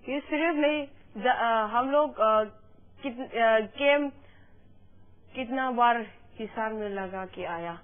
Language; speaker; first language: Hindi; non-native, local second language; Manipuri